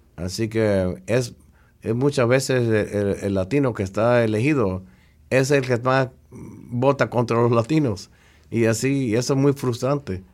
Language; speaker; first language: Spanish; early bilingual, heritage; Spanish